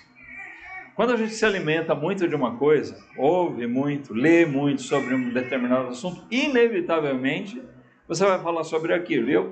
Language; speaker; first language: Portuguese; native; Portuguese